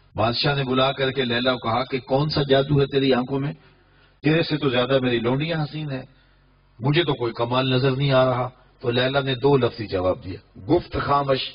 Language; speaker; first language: Urdu; non-native, local second language; Punjabi